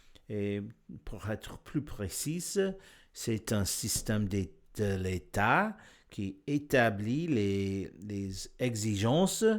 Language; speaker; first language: French; non-native, learner; English